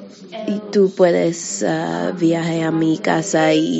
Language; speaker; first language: Spanish; early bilingual, heritage; Spanish